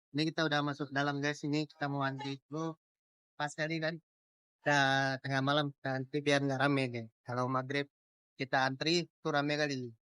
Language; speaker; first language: Indonesian; native; Indonesian